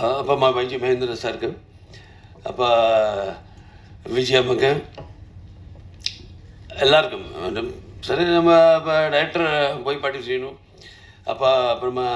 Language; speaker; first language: Tamil; non-native, local second language; Telugu